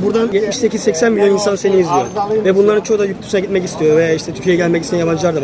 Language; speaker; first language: Turkish; native; Turkish